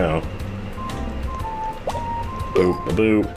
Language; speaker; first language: English; native; English